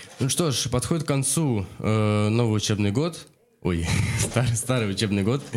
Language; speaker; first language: Russian; native; Russian